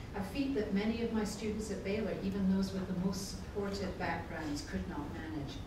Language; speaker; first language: English; native; English